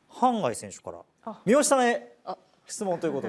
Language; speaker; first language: Japanese; native; Japanese